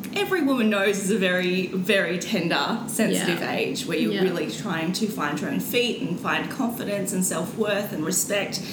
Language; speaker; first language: English; native; English